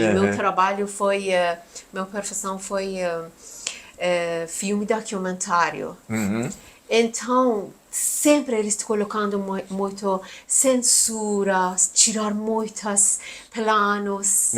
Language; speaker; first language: Portuguese; non-native, learner; Persian